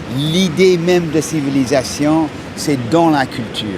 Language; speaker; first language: French; non-native, fluent; English